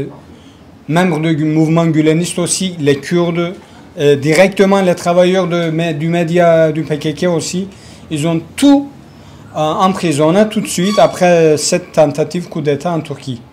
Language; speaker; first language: French; non-native, learner; Kurdish